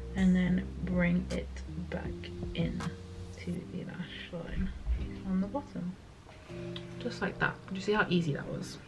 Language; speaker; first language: English; native; English